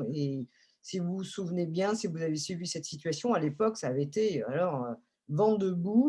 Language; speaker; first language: French; native; French